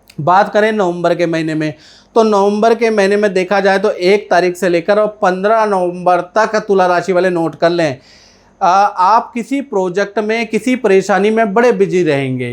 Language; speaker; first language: Hindi; native; Hindi